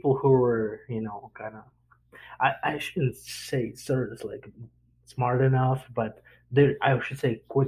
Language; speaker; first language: English; non-native, fluent; Ukrainian